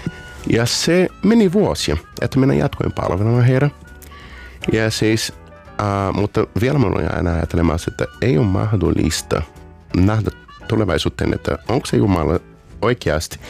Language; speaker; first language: Finnish; non-native, fluent; Portuguese